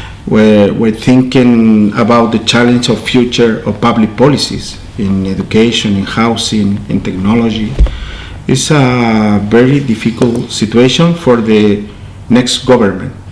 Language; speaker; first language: English; non-native, learner; Spanish